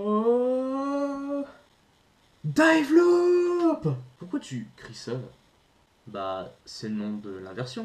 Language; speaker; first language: French; native; French